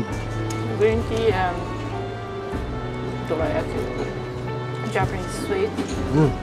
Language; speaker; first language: English; non-native, learner; Japanese